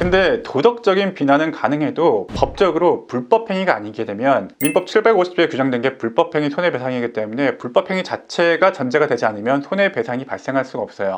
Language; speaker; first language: Korean; native; Korean